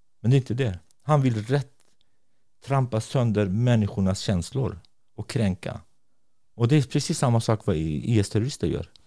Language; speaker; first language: Swedish; non-native, fluent; Kurdish